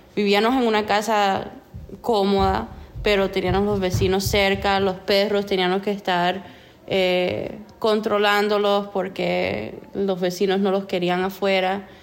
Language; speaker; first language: Spanish; non-native, fluent; English